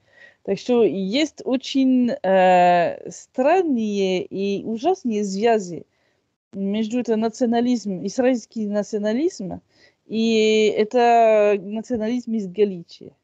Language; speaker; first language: Russian; non-native, fluent; French